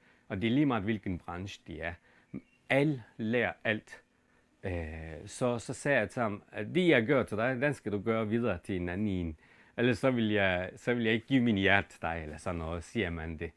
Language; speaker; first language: Danish; non-native, fluent; Turkish